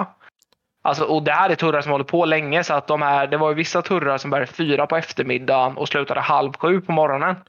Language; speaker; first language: Swedish; native; Swedish